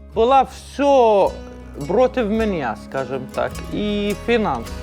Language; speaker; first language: Ukrainian; non-native, learner; Arabic